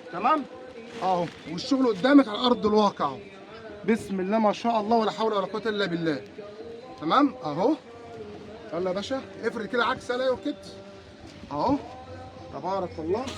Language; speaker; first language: Arabic; native; Arabic